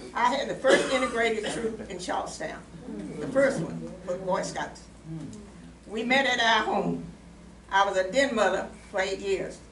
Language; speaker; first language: English; native; English